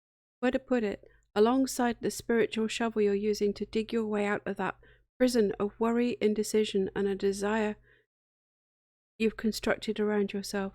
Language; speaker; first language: English; native; English